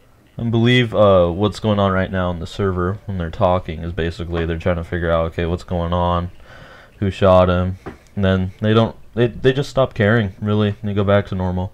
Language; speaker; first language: English; native; English